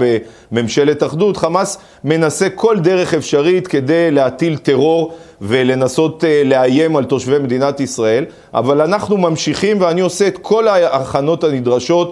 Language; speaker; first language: Hebrew; native; Hebrew